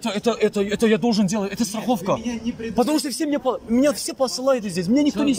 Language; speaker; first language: Russian; non-native, learner; Azerbaijani